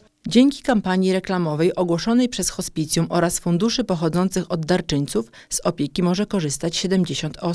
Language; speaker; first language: Polish; native; Polish